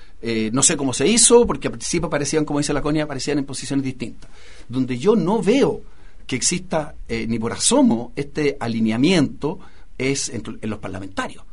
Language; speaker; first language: Spanish; native; Spanish